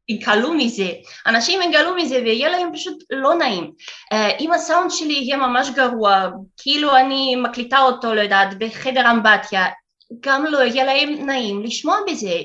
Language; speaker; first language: Hebrew; non-native, fluent; Russian